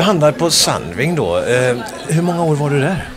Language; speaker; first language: Swedish; native; Swedish